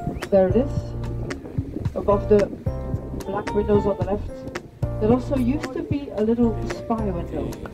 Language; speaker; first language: English; non-native, fluent; Dutch